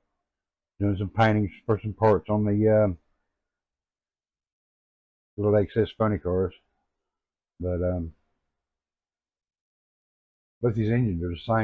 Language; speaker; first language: English; native; English